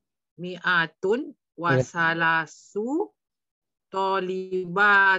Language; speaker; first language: Arabic; non-native, learner; Malay